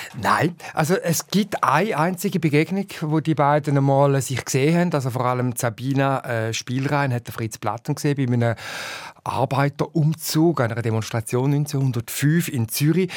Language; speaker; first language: German; native; German